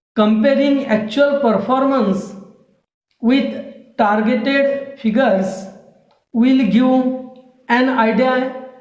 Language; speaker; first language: English; non-native, local second language; Marathi